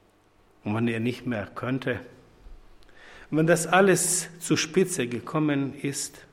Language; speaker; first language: German; non-native, fluent; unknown